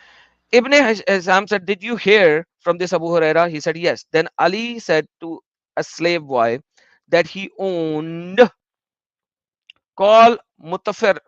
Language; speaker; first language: English; non-native, local second language; Urdu